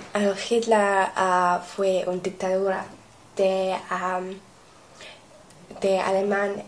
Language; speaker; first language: Spanish; non-native, learner; English